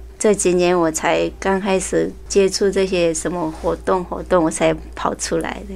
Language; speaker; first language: Chinese; early bilingual, heritage; Chinese